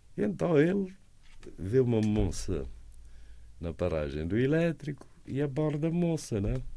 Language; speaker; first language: Portuguese; non-native, local second language; Kabuverdianu